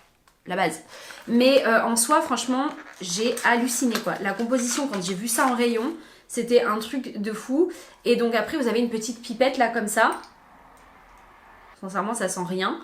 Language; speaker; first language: French; native; French